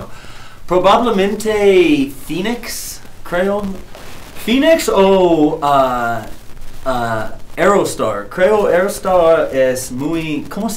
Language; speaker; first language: Spanish; non-native, learner; English